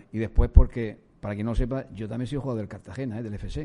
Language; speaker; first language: Spanish; native; Spanish